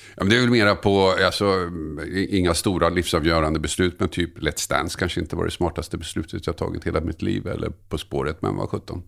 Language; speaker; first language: Swedish; native; Swedish